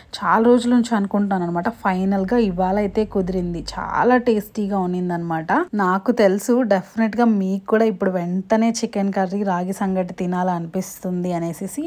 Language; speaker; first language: Telugu; non-native, local second language; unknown